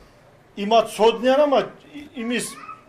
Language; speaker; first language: Georgian; early bilingual, heritage; Georgian